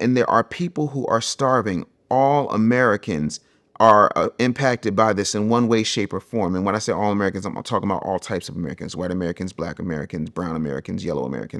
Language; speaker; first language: English; native; English